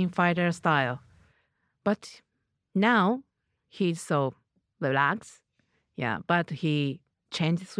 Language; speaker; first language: English; non-native, learner; Japanese